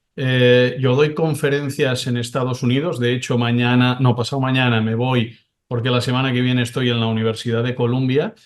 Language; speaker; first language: Spanish; non-native, local second language; Catalan